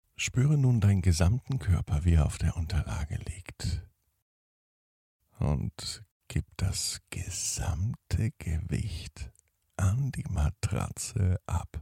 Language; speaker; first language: German; native; German